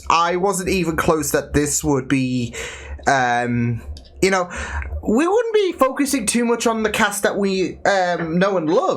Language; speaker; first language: English; native; English